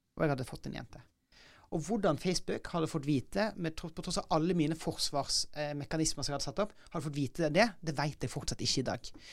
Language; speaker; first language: Norwegian; native; Norwegian